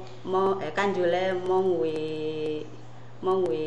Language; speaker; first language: Cantonese; non-native, learner; Indonesian